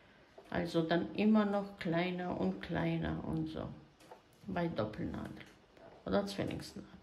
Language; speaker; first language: German; non-native, fluent; Croatian